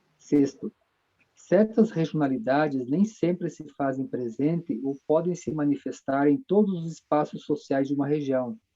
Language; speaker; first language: Portuguese; native; Portuguese